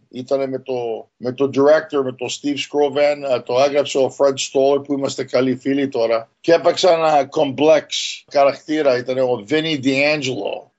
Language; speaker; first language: Greek; early bilingual, heritage; Greek